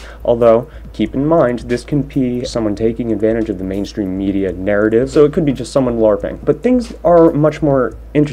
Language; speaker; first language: English; native; English